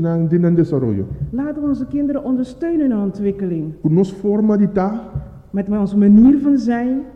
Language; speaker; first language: Dutch; non-native, local second language; Papiamento